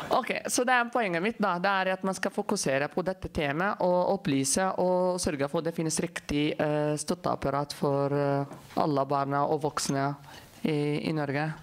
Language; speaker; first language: Norwegian; non-native, fluent; Arabic